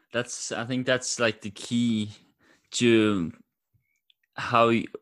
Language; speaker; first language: English; non-native, fluent; Norwegian